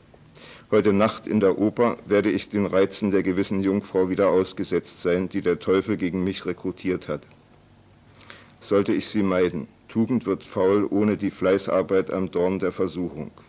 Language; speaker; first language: German; native; German